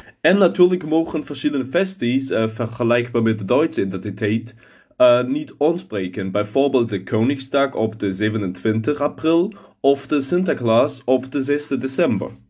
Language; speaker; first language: Dutch; non-native, learner; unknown